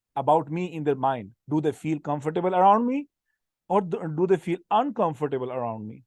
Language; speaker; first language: English; non-native, local second language; Urdu